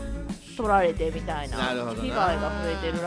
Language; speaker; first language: Japanese; native; Japanese